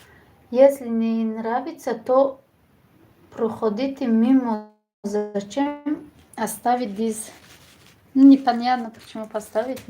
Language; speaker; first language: Russian; non-native, learner; Tajik